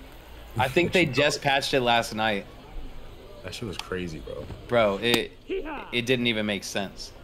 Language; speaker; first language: English; native; English